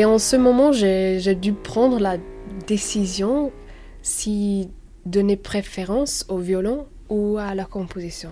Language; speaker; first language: French; non-native, learner; English